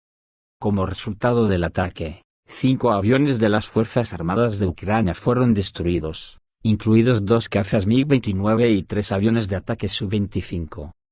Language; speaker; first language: Spanish; native; Spanish